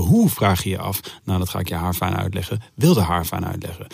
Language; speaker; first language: Dutch; native; Dutch